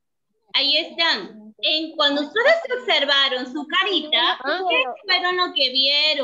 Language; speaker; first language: Spanish; native; Spanish